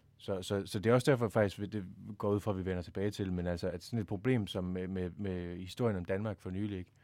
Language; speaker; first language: Danish; native; Danish